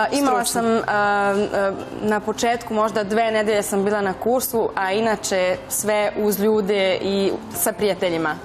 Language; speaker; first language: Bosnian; non-native, fluent; Spanish